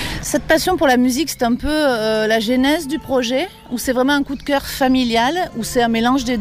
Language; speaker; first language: French; native; French